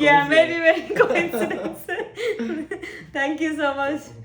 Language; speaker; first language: English; non-native, local second language; Malayalam